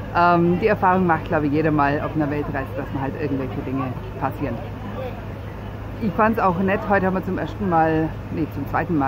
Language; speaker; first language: German; native; German